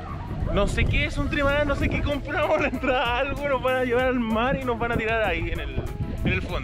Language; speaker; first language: Spanish; native; Spanish